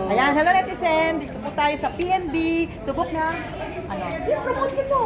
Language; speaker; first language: Filipino; non-native, local second language; Iloko